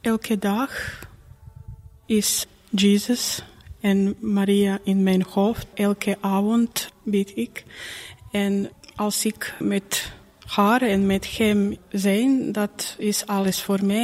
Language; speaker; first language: Dutch; non-native, learner; Croatian